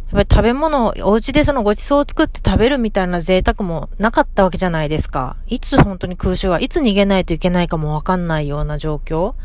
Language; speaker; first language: Japanese; native; Japanese